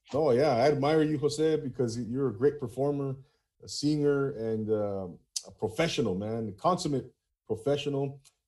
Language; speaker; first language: English; early bilingual, other home language; Spanish